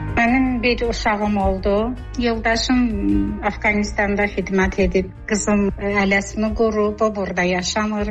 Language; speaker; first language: Azerbaijani; non-native, fluent; Georgian